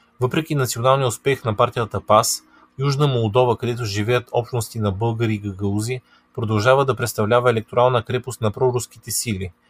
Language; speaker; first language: Bulgarian; native; Bulgarian